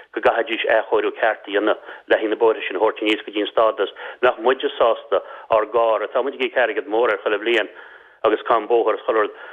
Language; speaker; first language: Irish; native; Irish